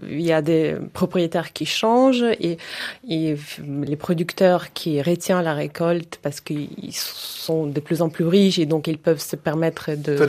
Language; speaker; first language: French; non-native, fluent; Ukrainian